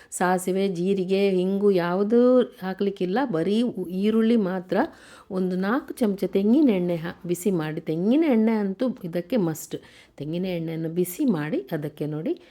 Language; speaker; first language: Kannada; non-native, local second language; Konkani